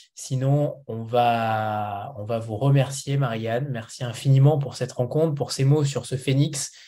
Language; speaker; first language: French; native; French